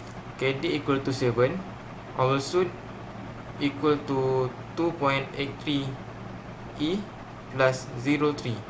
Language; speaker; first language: English; non-native, learner; Malay